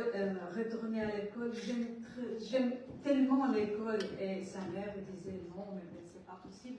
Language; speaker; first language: French; non-native, learner; Portuguese